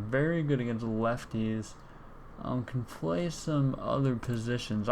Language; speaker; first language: English; native; English